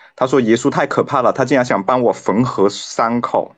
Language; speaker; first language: Chinese; non-native, local second language; Cantonese